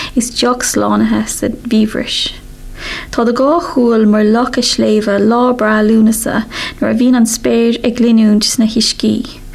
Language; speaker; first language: Irish; non-native, local second language; English